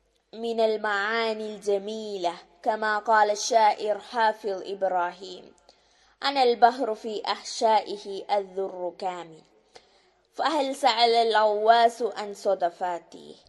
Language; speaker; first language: Arabic; non-native, learner; Malayalam